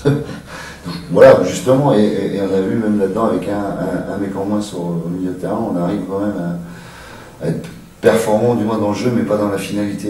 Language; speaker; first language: French; native; French